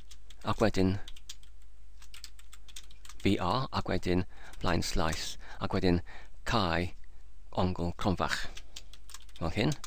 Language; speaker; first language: Welsh; non-native, learner; English